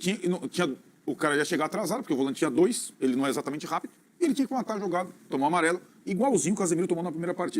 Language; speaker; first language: Portuguese; native; Portuguese